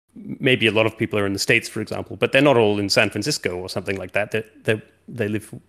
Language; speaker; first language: English; native; English